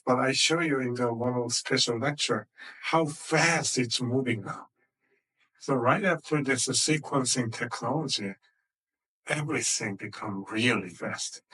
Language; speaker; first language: English; non-native, fluent; Korean